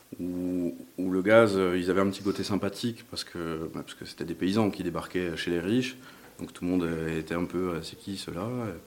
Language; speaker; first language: French; native; French